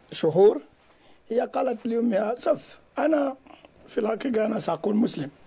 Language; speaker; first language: Arabic; non-native, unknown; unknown